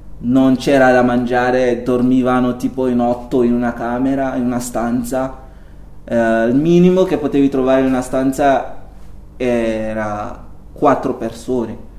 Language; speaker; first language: Italian; non-native, fluent; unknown